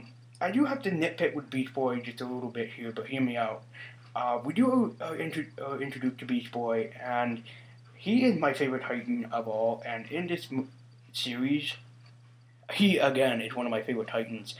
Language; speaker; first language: English; native; English